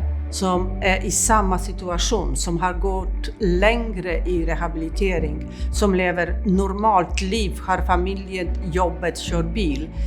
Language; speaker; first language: Swedish; non-native, fluent; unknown